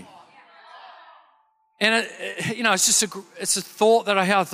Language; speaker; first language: English; native; English